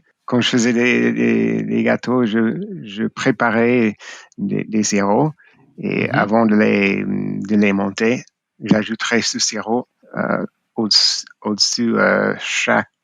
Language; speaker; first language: French; non-native, fluent; English